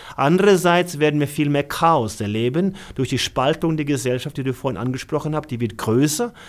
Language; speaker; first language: German; non-native, fluent; Norwegian